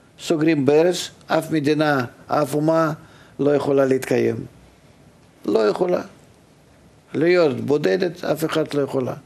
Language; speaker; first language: Hebrew; non-native, fluent; Russian